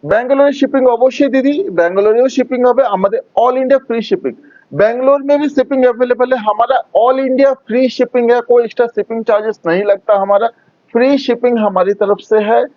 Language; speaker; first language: Hindi; non-native, local second language; Bangla